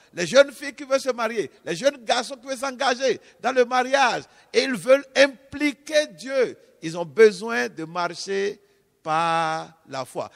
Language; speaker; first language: French; non-native, local second language; Fon